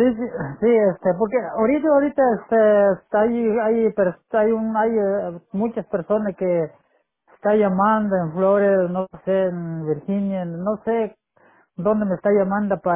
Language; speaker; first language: Spanish; non-native, local second language; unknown